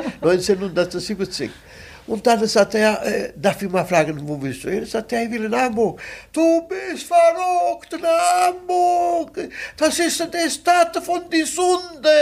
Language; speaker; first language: German; non-native, fluent; Italian